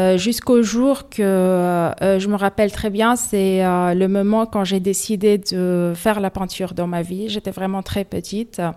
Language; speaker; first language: French; non-native, fluent; Arabic